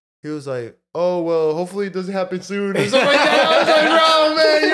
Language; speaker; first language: English; early bilingual, other home language; Spanish